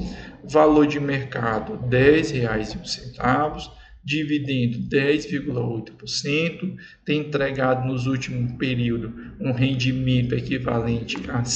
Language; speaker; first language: Portuguese; native; Portuguese